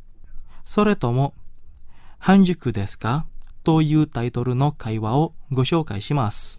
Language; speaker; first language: Japanese; non-native, fluent; Indonesian